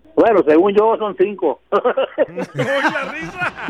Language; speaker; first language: Spanish; native; Spanish